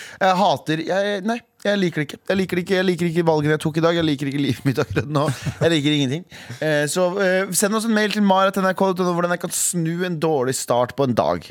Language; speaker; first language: Norwegian; early bilingual, other home language; Kurdish